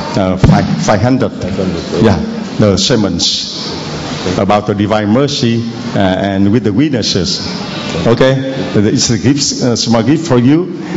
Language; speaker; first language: English; non-native, learner; Vietnamese